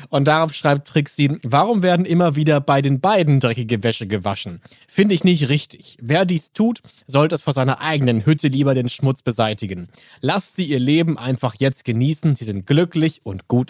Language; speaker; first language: German; native; German